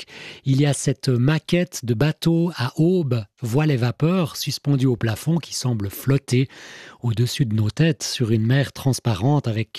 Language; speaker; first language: French; native; French